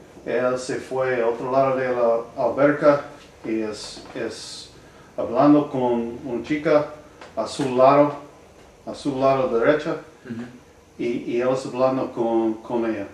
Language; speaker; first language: Spanish; non-native, learner; English